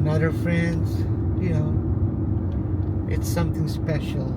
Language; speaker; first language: English; non-native, local second language; Filipino